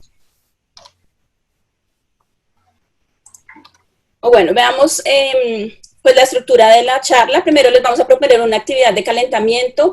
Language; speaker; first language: Spanish; native; Spanish